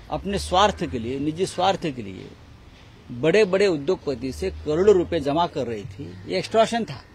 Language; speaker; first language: Hindi; non-native, local second language; Marathi